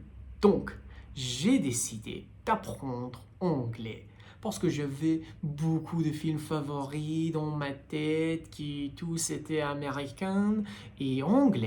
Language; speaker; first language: French; non-native, learner; Persian